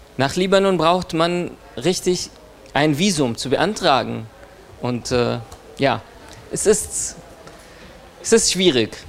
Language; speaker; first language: German; non-native, fluent; Arabic